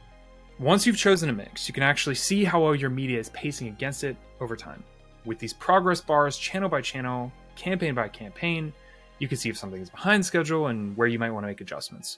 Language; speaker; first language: English; native; English